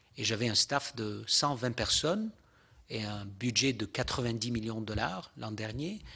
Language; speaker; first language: French; non-native, local second language; Arabic